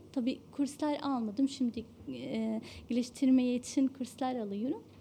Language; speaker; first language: Turkish; non-native, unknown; Arabic